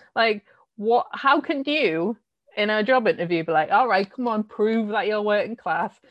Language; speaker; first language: English; native; English